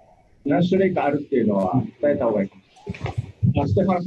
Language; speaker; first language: Japanese; native; Japanese